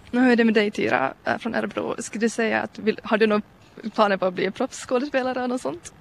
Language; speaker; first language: Swedish; native; Swedish